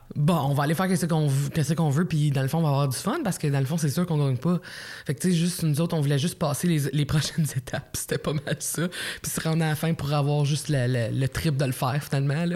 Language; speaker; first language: French; native; French